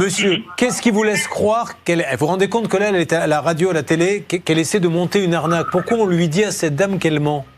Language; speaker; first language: French; native; French